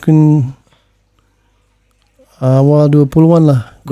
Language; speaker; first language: Indonesian; early bilingual, heritage; English